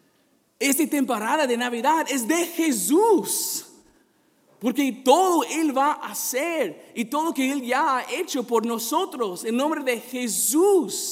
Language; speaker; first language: Spanish; non-native, fluent; English